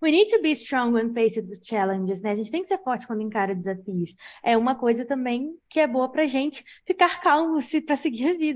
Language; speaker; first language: Portuguese; native; Portuguese